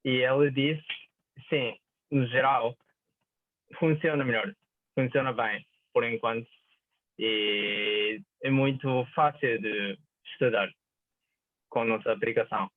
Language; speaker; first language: Portuguese; non-native, fluent; Japanese